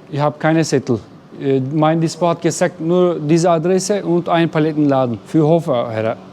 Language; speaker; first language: German; non-native, learner; Turkish